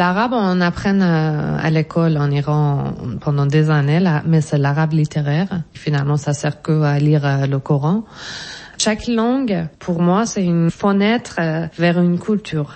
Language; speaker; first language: French; non-native, fluent; Persian